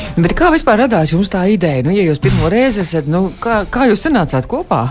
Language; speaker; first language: Latvian; native; Latvian